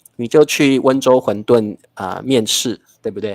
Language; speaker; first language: Chinese; native; Chinese